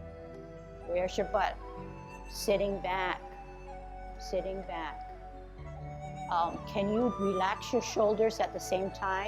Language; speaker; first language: English; native; English